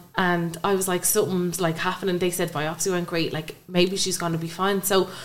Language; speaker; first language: English; native; English